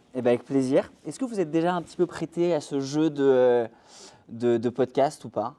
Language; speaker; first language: French; native; French